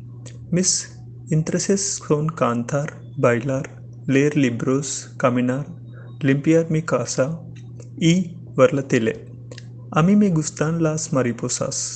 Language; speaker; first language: Spanish; non-native, learner; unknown